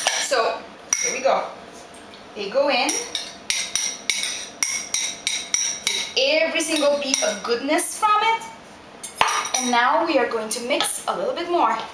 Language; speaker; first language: English; non-native, fluent; Italian